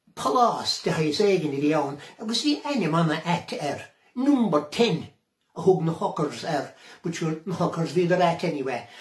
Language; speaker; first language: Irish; native; Irish